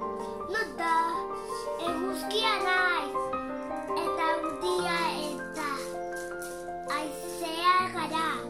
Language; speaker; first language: Basque; non-native, local second language; Spanish